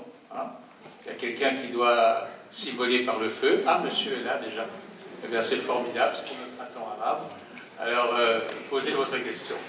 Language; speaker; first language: French; native; French